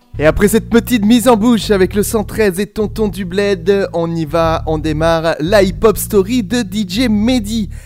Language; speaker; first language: French; native; French